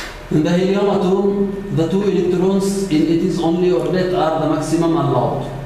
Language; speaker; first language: English; non-native, fluent; Arabic